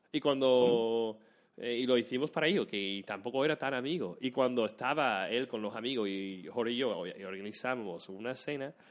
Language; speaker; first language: Spanish; non-native, fluent; English